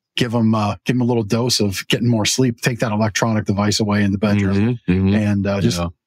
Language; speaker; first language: English; native; English